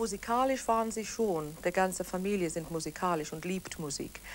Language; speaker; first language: German; non-native, fluent; Welsh